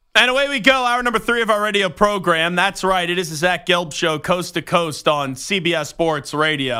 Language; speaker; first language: English; native; English